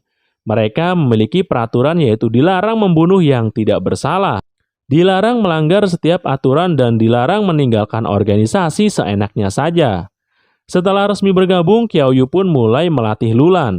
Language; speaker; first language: Indonesian; native; Indonesian